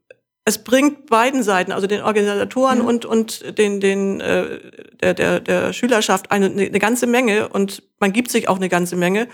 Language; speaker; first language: German; native; German